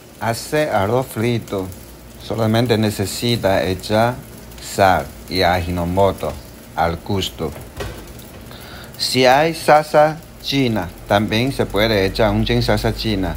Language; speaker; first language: Spanish; non-native, learner; Chinese